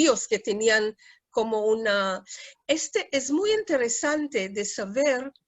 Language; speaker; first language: Spanish; early bilingual, heritage; Spanish